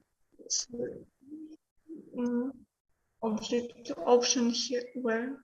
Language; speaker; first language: English; non-native, learner; Russian